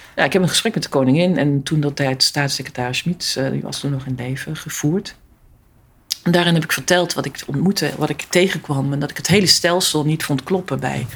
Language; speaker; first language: Dutch; early bilingual, other home language; Italian